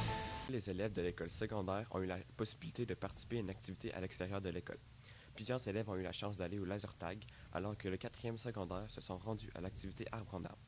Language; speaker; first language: French; native; French